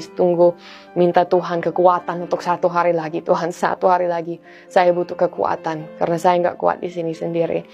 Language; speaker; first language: Indonesian; non-native, fluent; English